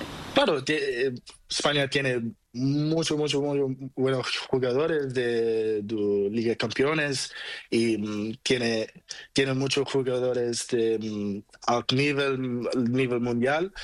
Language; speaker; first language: Spanish; non-native, learner; Portuguese